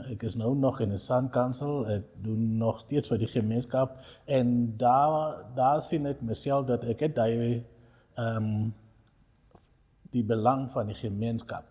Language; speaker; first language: Afrikaans; non-native, local second language; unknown